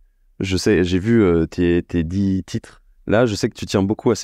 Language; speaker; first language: French; native; French